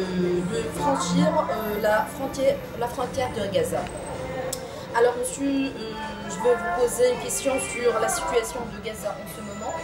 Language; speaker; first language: French; non-native, local second language; Arabic